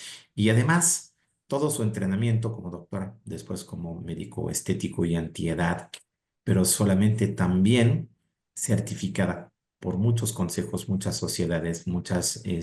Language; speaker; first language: Spanish; native; Spanish